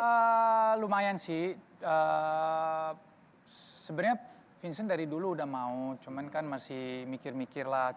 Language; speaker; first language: Indonesian; early bilingual, heritage; Dutch